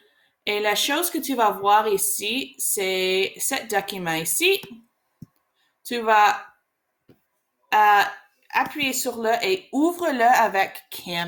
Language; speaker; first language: French; non-native, learner; English